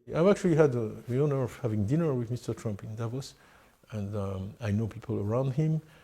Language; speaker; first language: English; non-native, fluent; French